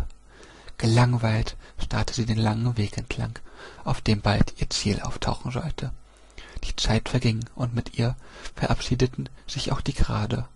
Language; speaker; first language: German; native; German